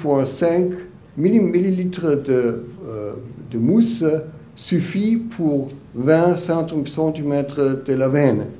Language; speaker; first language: French; non-native, learner; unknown